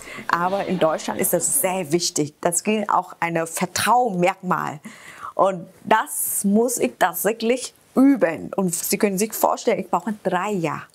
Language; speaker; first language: German; non-native, fluent; Vietnamese